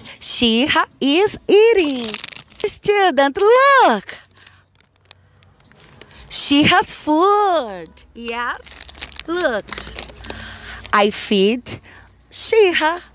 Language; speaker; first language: English; non-native, learner; Portuguese